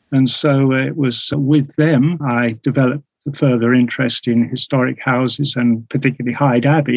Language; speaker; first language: English; native; English